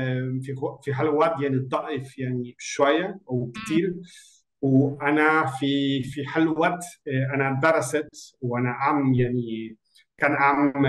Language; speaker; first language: Arabic; non-native, learner; Spanish